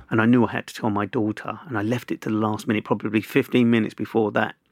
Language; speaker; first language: English; native; English